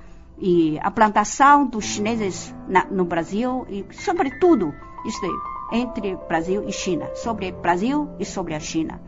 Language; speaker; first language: Portuguese; non-native, fluent; Chinese